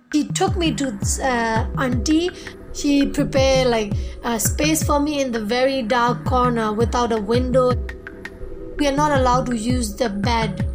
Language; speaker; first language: English; non-native, fluent; Burmese